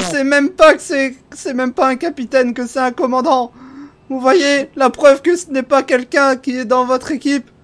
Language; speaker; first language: French; native; French